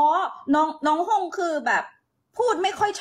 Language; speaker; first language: Thai; non-native, fluent; Korean